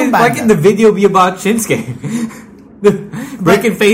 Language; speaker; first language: English; non-native, local second language; Filipino